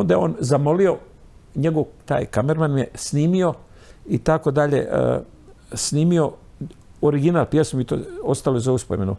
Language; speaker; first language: Croatian; native; Croatian